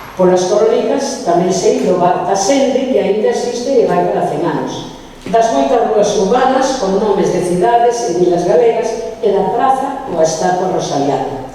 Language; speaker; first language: Galician; native; Galician